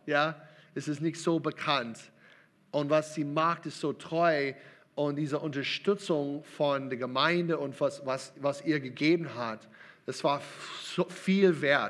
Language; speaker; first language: German; non-native, learner; English